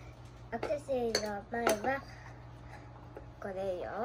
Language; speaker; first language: Japanese; non-native, learner; Filipino